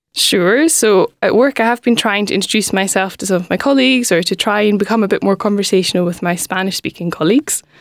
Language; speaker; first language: English; native; English